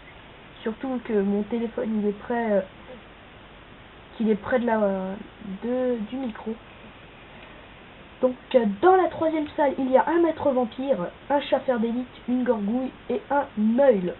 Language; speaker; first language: French; native; French